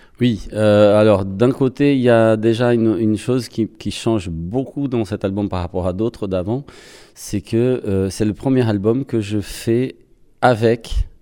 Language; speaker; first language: French; non-native, fluent; Portuguese